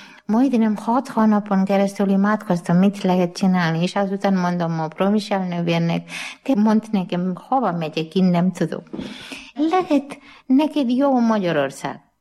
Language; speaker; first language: Hungarian; non-native, learner; Malayalam